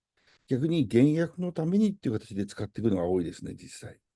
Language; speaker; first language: Japanese; native; Japanese